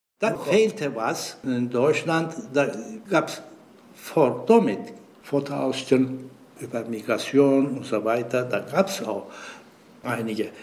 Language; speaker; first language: German; non-native, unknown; Turkish